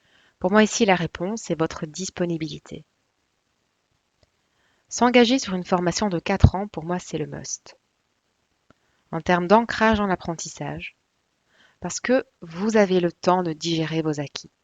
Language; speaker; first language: French; native; French